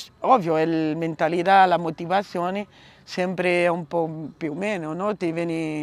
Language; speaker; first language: Italian; non-native, learner; Portuguese